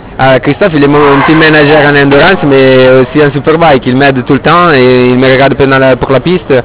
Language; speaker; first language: French; non-native, fluent; Italian